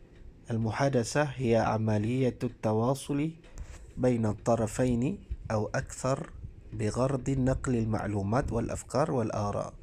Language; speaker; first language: Arabic; non-native, fluent; Malay